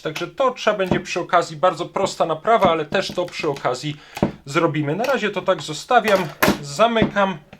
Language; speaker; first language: Polish; native; Polish